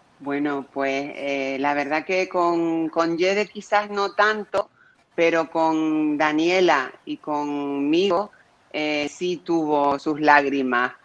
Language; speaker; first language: Spanish; native; Spanish